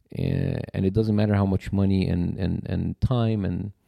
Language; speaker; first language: English; non-native, fluent; Arabic